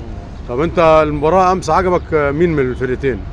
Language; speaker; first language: Arabic; native; Arabic